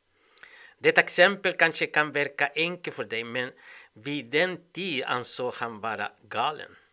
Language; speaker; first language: Swedish; non-native, fluent; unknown